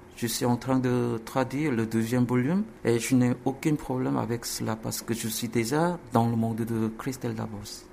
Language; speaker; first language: French; non-native, fluent; Korean